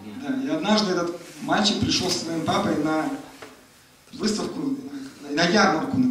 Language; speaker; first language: Russian; native; Russian